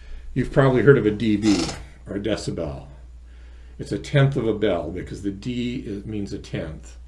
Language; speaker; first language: English; native; English